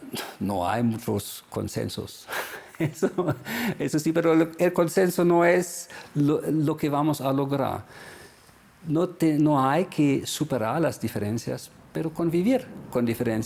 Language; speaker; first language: Spanish; non-native, fluent; German